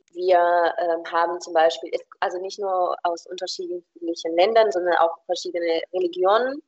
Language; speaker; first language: German; non-native, fluent; Romanian